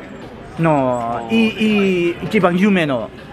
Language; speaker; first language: Japanese; non-native, learner; Filipino